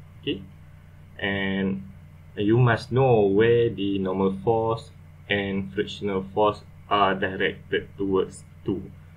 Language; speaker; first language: English; non-native, local second language; Malay